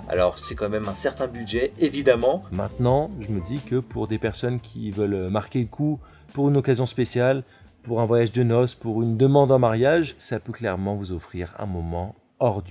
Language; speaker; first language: French; native; French